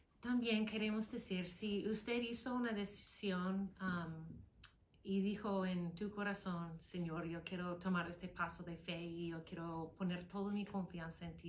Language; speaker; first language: Spanish; non-native, fluent; English